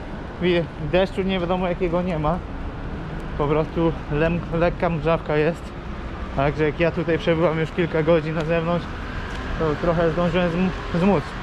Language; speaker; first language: Polish; native; Polish